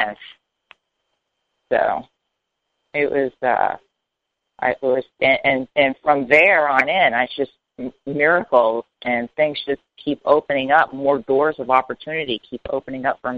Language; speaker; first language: English; native; English